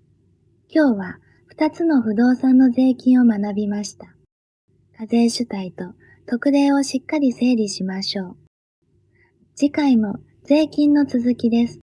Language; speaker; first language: Japanese; native; Japanese